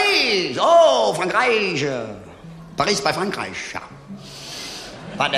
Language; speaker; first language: German; native; German